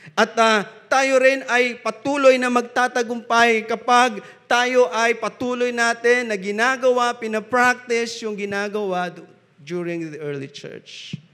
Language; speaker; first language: Filipino; non-native, local second language; Bikol